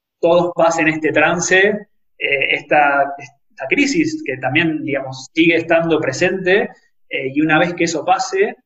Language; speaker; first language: Spanish; native; Spanish